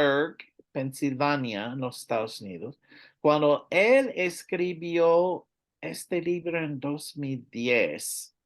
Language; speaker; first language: Spanish; non-native, learner; English